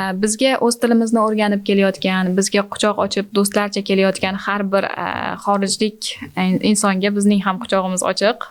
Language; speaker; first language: Uzbek; native; Uzbek